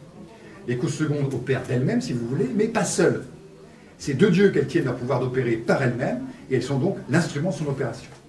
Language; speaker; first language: French; native; French